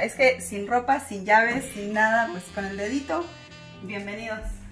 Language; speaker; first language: Spanish; native; Spanish